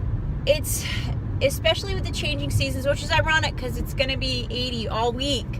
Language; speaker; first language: English; native; English